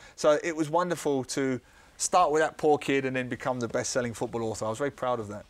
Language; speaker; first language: English; native; English